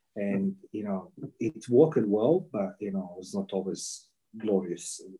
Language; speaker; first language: English; non-native, learner; Croatian